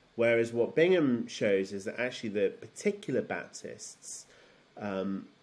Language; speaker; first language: English; native; English